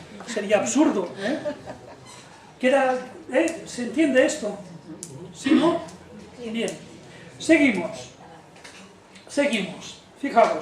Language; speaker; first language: Spanish; native; Spanish